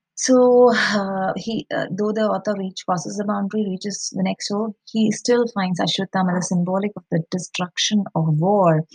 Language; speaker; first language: English; non-native, local second language; Malayalam